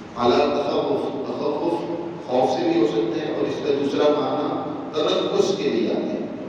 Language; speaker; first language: Urdu; non-native, local second language; Punjabi